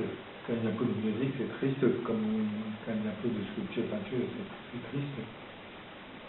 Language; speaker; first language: French; non-native, fluent; Japanese